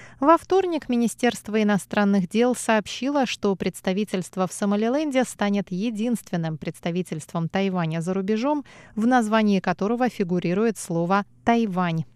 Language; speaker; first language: Russian; non-native, fluent; Chinese